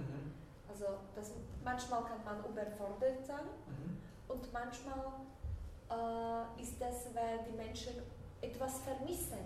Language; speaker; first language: German; non-native, fluent; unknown